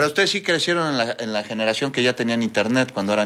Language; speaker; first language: Spanish; native; Spanish